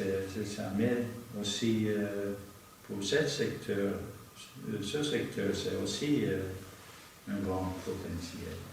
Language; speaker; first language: French; non-native, fluent; Norwegian